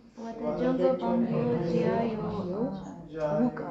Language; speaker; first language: Chinese; non-native, learner; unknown